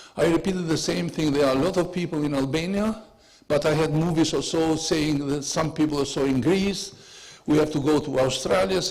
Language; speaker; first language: English; non-native, learner; Albanian